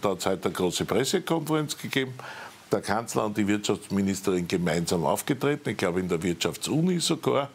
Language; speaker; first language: German; native; German